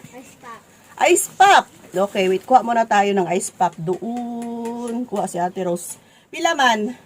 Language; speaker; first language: Filipino; non-native, local second language; Cebuano